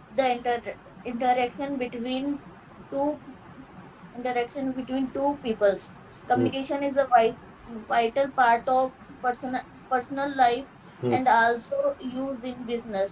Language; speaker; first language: English; non-native, learner; Hindi